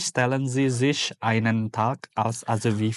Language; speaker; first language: German; non-native, learner; Indonesian